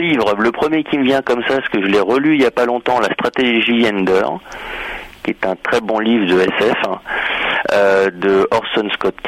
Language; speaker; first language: French; native; French